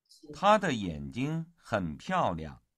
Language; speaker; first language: Chinese; non-native, learner; Vietnamese